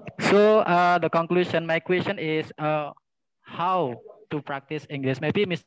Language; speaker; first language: English; non-native, learner; Indonesian